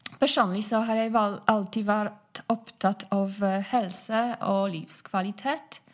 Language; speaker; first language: Norwegian; non-native, fluent; Polish